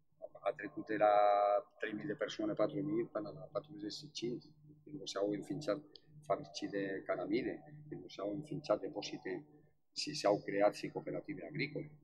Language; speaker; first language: Romanian; non-native, fluent; Spanish